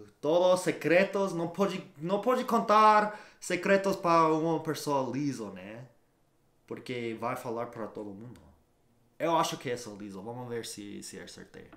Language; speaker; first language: Portuguese; non-native, learner; English